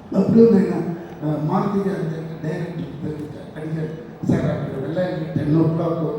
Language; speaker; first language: Telugu; non-native, fluent; Tamil